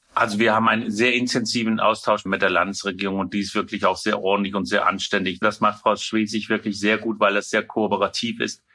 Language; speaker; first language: German; non-native, fluent; Danish